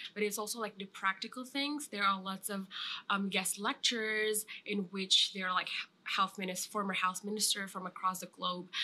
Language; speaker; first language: English; non-native, fluent; Indonesian